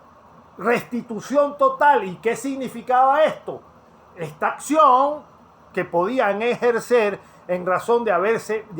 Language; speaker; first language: Spanish; native; Spanish